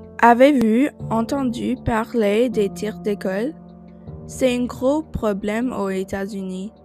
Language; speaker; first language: French; non-native, learner; English